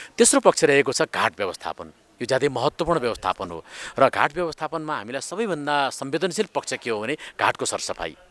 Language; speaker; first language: Nepali; native; Nepali